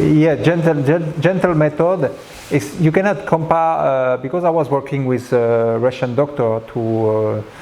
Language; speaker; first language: English; non-native, learner; French